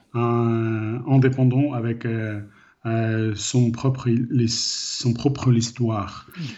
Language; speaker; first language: French; non-native, learner; Ukrainian